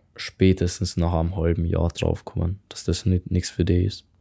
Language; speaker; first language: German; non-native, fluent; Hungarian